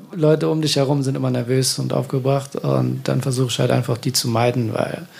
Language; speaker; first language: German; early bilingual, other home language; Persian